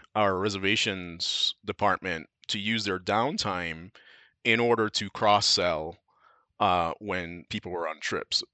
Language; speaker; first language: English; native; English